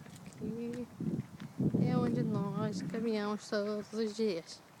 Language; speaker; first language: Portuguese; early bilingual, heritage; Portuguese